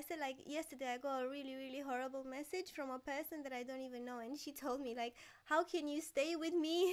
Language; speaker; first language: English; non-native, fluent; Romanian